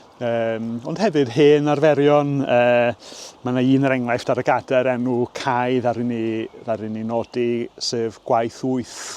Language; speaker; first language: Welsh; native; Welsh